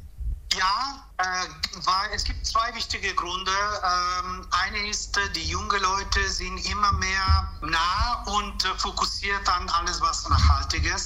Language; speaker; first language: German; non-native, fluent; Italian